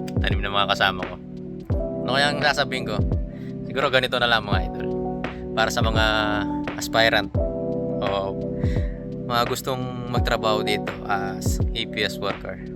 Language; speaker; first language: Filipino; non-native, local second language; Pampanga